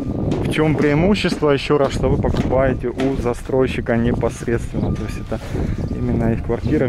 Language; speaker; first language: Russian; native; Russian